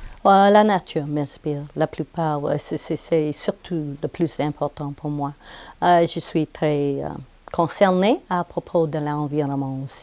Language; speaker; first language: French; non-native, local second language; English